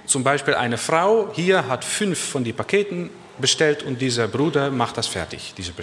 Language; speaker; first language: German; non-native, learner; Dutch